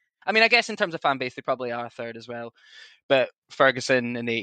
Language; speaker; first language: English; native; English